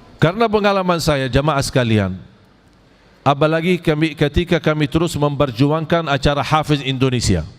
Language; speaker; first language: Malay; non-native, fluent; Arabic